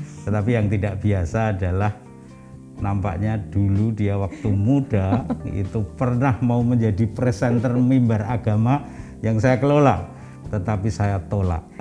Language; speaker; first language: Indonesian; native; Indonesian